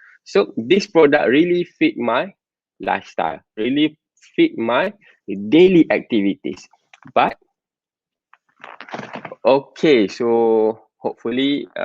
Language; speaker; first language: English; non-native, local second language; Malay